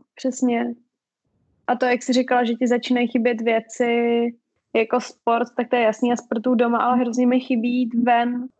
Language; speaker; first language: Czech; non-native, local second language; Albanian